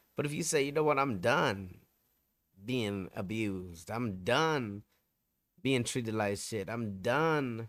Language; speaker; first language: English; native; English